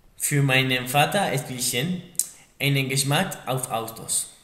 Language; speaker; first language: German; non-native, learner; Spanish